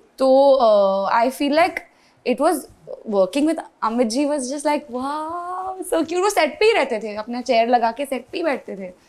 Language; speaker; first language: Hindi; non-native, local second language; English